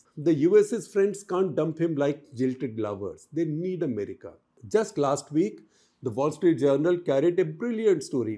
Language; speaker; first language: English; non-native, local second language; Hindi